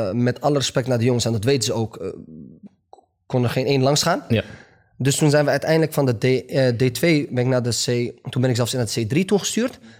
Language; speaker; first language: Dutch; early bilingual, other home language; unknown